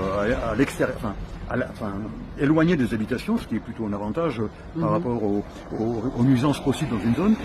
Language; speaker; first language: French; native; French